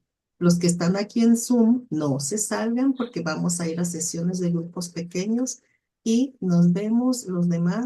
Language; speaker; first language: Spanish; native; Spanish